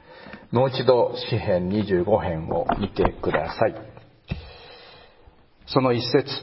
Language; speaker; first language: Japanese; native; Japanese